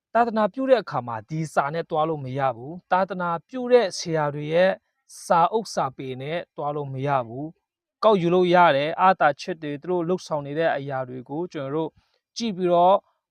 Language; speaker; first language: Burmese; non-native, local second language; Kachin